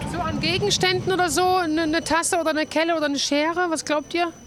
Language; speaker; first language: German; native; German